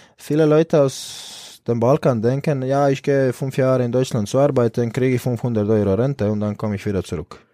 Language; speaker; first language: German; non-native, fluent; Croatian